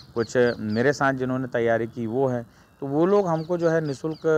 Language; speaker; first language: Hindi; native; Hindi